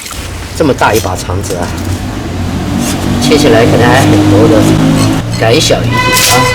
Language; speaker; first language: Chinese; native; Chinese